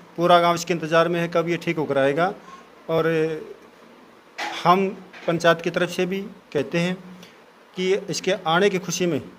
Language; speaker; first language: Hindi; native; Hindi